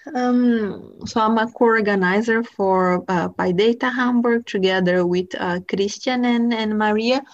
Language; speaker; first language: English; non-native, fluent; Portuguese